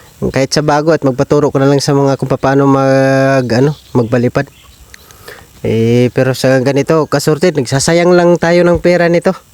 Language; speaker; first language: Filipino; non-native, local second language; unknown